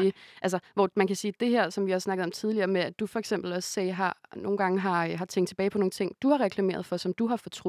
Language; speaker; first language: Danish; native; Danish